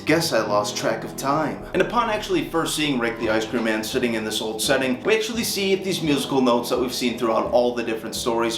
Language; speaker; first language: English; native; English